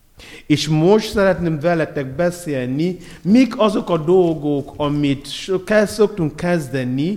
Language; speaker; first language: Hungarian; non-native, learner; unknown